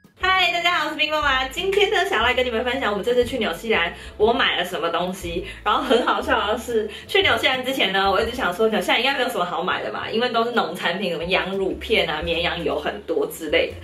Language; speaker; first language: Chinese; native; Chinese